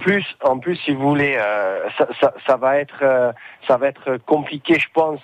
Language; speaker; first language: French; native; French